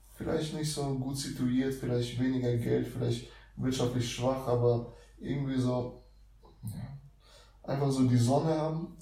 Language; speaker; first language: German; early bilingual, other home language; Russian